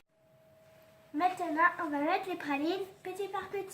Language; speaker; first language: French; native; French